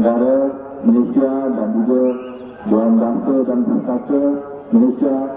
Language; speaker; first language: Malay; native; Malay